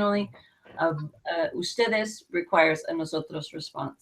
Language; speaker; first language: Spanish; non-native, fluent; English